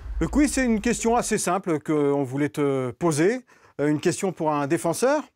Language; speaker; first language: French; native; French